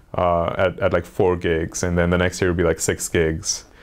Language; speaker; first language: English; non-native, local second language; Hindi